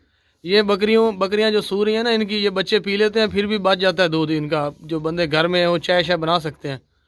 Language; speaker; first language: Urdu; non-native, local second language; Punjabi